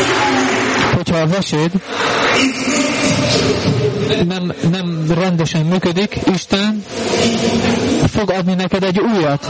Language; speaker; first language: Hungarian; native; Hungarian